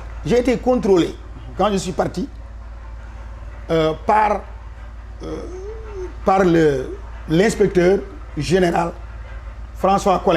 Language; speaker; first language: French; non-native, local second language; Wolof